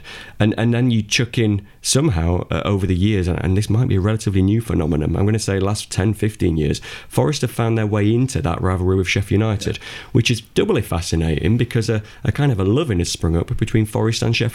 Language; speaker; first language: English; native; English